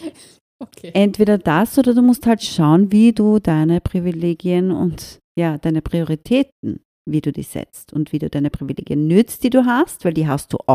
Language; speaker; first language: German; native; German